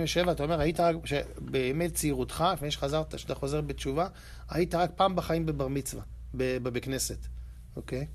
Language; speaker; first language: Hebrew; native; Hebrew